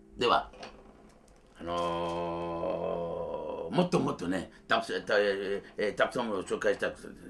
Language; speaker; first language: Japanese; non-native, fluent; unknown